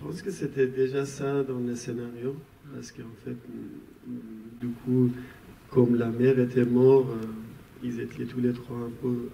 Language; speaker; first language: French; non-native, fluent; Persian